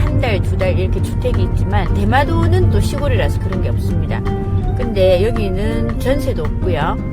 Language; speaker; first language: Korean; native; Korean